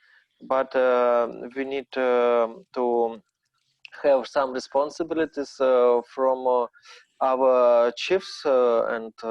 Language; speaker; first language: English; non-native, learner; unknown